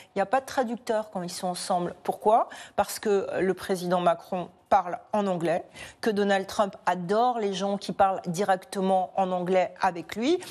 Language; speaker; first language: French; native; French